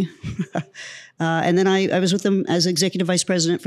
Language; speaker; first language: English; native; English